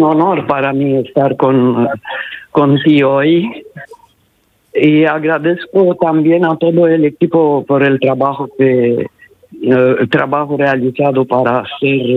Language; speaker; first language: Spanish; non-native, learner; Italian